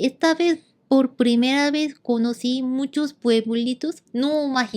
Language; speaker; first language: Spanish; non-native, learner; Korean